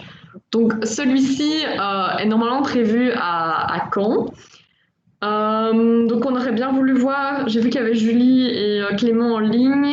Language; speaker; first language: French; native; French